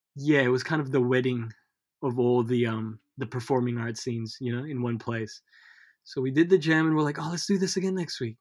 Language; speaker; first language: English; early bilingual, other home language; Filipino